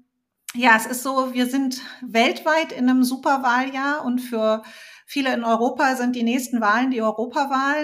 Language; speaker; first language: German; native; German